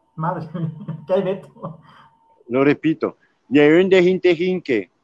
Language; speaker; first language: Italian; native; Italian